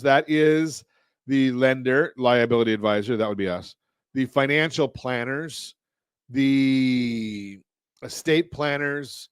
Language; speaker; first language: English; native; English